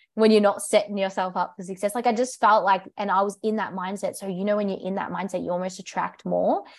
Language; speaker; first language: English; native; English